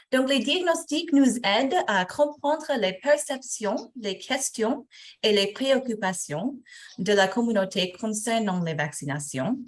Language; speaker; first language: French; non-native, fluent; English